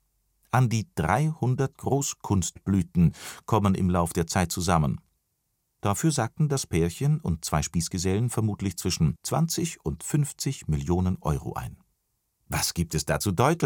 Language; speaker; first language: German; native; German